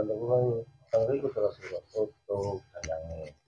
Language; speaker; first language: Indonesian; non-native, local second language; Javanese